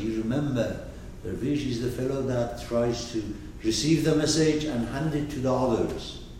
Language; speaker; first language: English; non-native, fluent; Persian